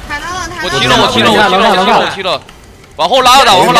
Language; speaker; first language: Chinese; native; Chinese